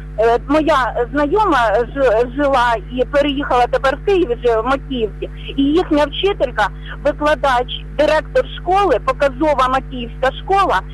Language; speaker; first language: Ukrainian; native; Ukrainian